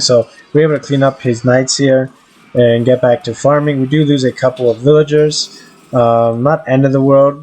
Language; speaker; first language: English; native; English